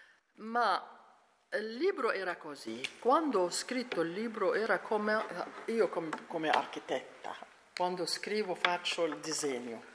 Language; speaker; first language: Italian; non-native, learner; Arabic